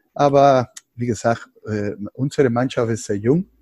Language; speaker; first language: German; non-native, learner; Spanish